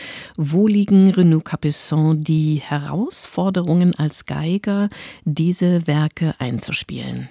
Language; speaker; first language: German; native; German